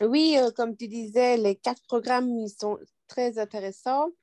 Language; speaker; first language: French; non-native, fluent; Quechua